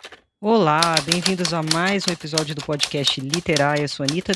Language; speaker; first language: Portuguese; native; Portuguese